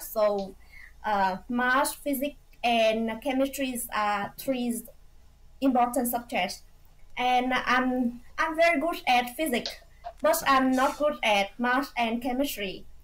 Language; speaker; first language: English; non-native, fluent; Vietnamese